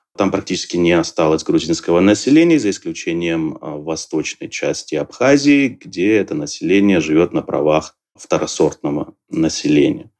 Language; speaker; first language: Russian; non-native, local second language; Georgian